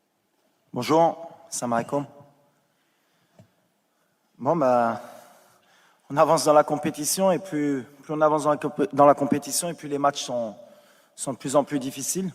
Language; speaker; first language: French; early bilingual, other home language; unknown